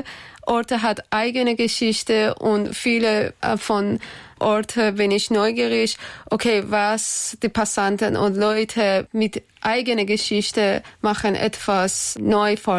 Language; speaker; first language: German; non-native, fluent; Persian